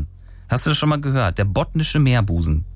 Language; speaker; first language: German; native; German